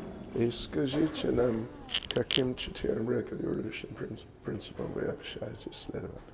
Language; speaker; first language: Russian; non-native, learner; English